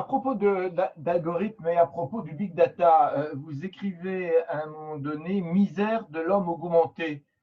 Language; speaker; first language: French; native; French